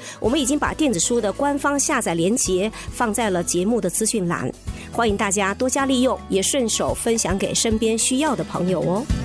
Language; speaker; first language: Chinese; native; Chinese